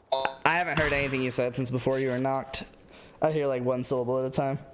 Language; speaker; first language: English; native; English